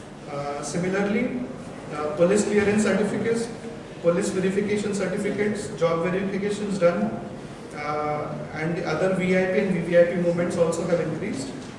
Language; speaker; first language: English; non-native, local second language; Marathi